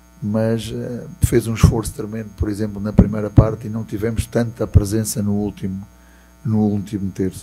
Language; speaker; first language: Portuguese; native; Portuguese